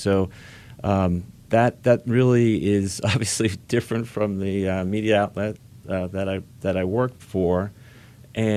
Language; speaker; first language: English; native; English